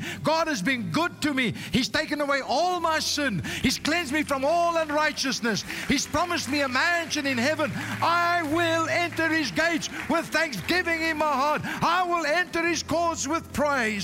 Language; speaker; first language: English; non-native, local second language; Afrikaans